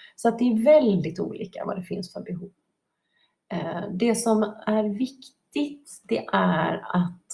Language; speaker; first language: Swedish; native; Swedish